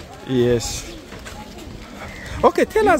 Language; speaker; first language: English; non-native, learner; Lingala